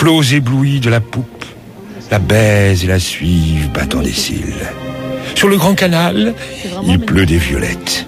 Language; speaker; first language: French; native; French